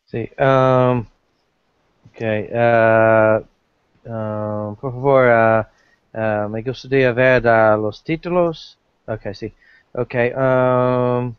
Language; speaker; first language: Spanish; non-native, learner; English